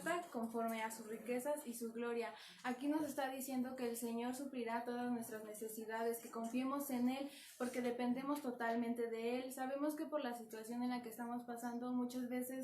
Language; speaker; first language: Spanish; native; Spanish